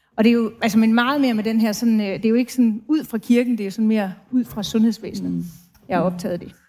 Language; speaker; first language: Danish; native; Danish